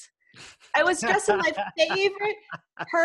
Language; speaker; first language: English; non-native, local second language; Cantonese